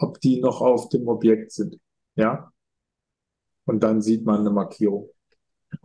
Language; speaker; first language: German; native; German